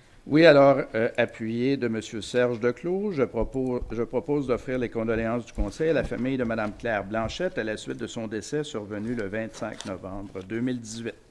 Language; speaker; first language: French; native; French